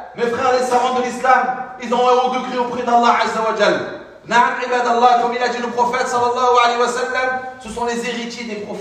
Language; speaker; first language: French; non-native, fluent; Arabic